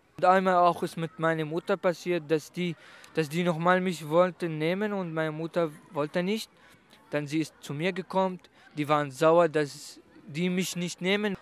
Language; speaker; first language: German; non-native, learner; Kurdish